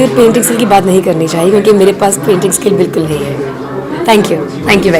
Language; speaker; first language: Hindi; native; Hindi